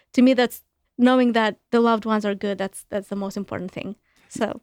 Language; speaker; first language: English; non-native, fluent; Romanian